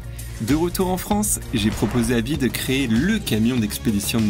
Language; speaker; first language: French; native; French